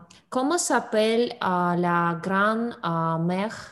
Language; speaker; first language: French; non-native, learner; English